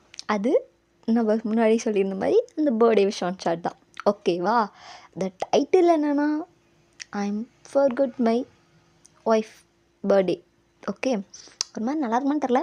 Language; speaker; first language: Tamil; native; Tamil